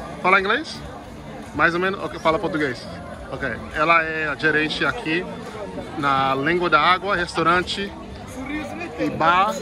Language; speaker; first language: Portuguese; non-native, learner; English